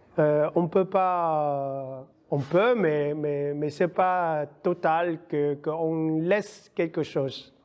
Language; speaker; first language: French; non-native, learner; Vietnamese